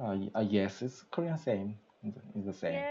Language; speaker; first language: English; non-native, learner; Korean